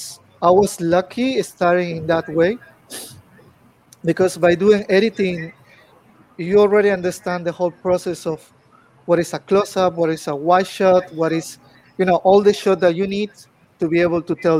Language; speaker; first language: English; non-native, fluent; Spanish